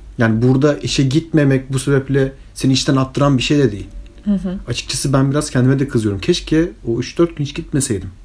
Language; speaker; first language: Turkish; early bilingual, heritage; Turkish